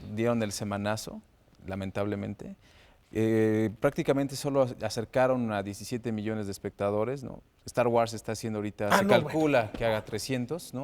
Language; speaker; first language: Spanish; native; Spanish